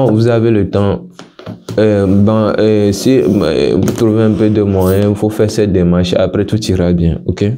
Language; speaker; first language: French; non-native, local second language; Ewe